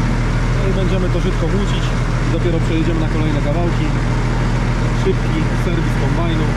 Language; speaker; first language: Polish; native; Polish